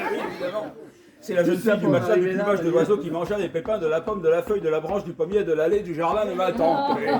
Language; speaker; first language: French; native; French